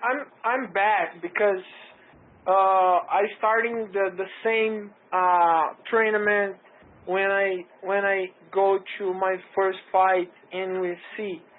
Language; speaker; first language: English; non-native, learner; Portuguese